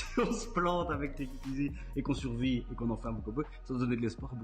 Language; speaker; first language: French; native; French